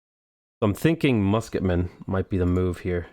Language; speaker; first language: English; native; English